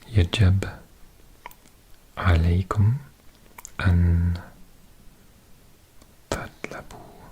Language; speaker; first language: Arabic; non-native, learner; English